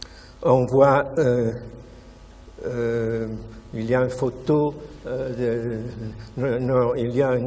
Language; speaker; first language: French; non-native, fluent; Italian